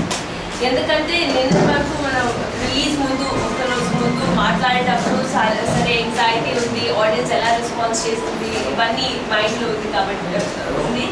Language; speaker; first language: Telugu; non-native, local second language; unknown